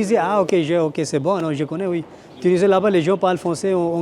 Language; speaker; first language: French; non-native, learner; Hindi